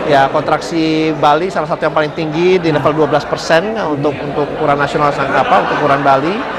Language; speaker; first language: Indonesian; native; Indonesian